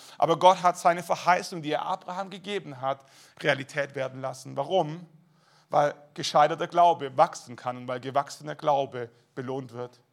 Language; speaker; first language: German; native; German